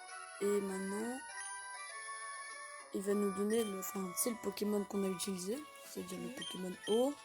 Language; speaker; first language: French; native; French